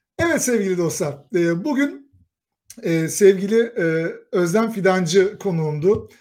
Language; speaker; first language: Turkish; native; Turkish